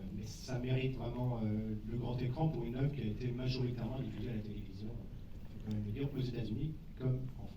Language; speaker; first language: French; native; French